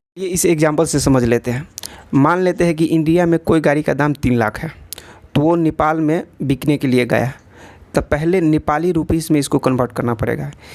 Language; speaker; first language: Hindi; native; Hindi